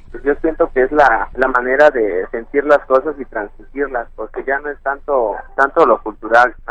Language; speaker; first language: Spanish; non-native, local second language; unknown